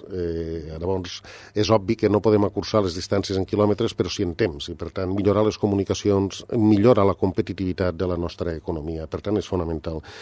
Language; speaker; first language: Catalan; native; Catalan